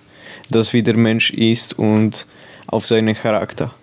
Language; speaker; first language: German; non-native, local second language; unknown